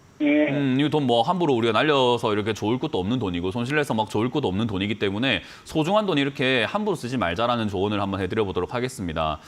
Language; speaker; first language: Korean; native; Korean